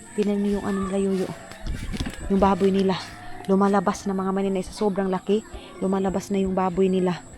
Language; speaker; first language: Filipino; non-native, local second language; Cebuano